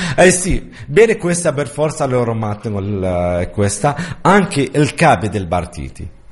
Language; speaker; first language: Italian; non-native, learner; Arabic